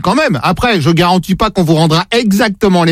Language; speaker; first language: French; native; French